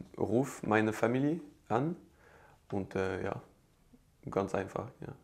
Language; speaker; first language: German; non-native, learner; French